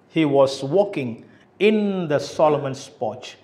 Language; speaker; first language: English; non-native, local second language; Tamil